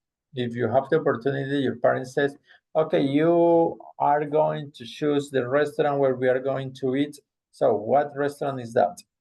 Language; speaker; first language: English; non-native, fluent; Spanish